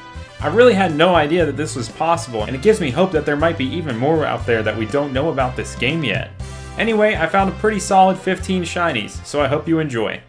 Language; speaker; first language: English; native; English